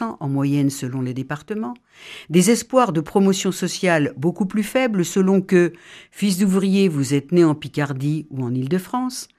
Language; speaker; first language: French; native; French